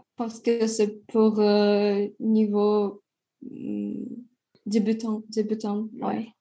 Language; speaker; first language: French; non-native, fluent; Russian